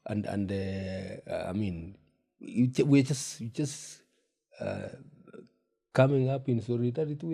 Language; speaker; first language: English; non-native, local second language; Gusii